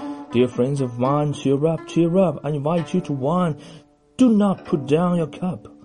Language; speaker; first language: English; non-native, fluent; Chinese